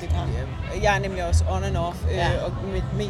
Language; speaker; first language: Danish; native; Danish